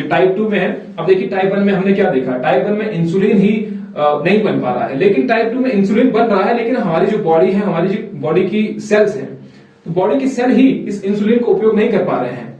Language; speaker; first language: Hindi; native; Hindi